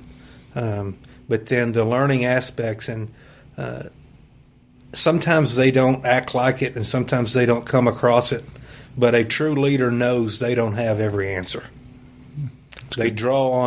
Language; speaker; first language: English; native; English